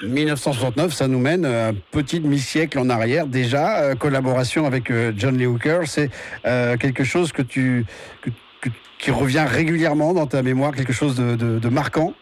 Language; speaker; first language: French; native; French